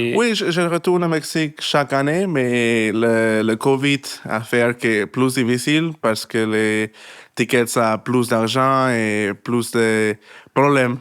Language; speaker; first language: French; non-native, learner; Spanish